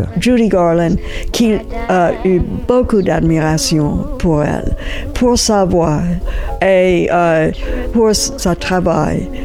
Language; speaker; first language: French; non-native, fluent; English